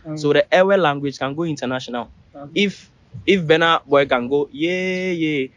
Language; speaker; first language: English; non-native, local second language; Ewe